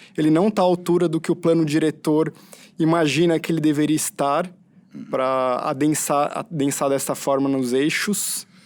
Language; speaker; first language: Portuguese; native; Portuguese